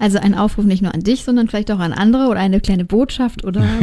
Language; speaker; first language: German; native; German